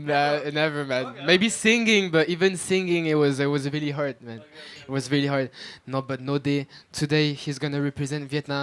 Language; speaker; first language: English; non-native, fluent; French